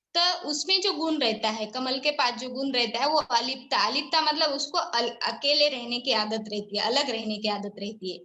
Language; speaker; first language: Hindi; non-native, local second language; Marathi